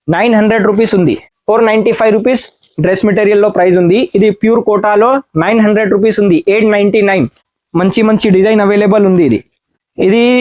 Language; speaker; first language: Telugu; non-native, learner; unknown